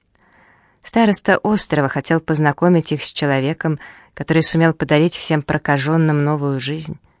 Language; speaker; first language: Russian; native; Russian